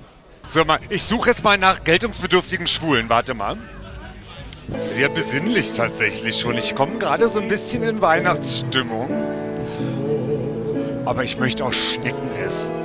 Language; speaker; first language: German; native; German